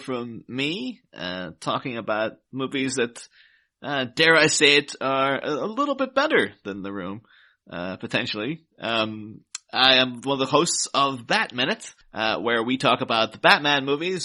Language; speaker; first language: English; native; English